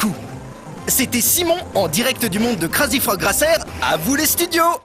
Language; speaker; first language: French; native; French